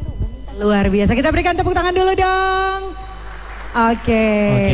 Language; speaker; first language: Indonesian; native; Indonesian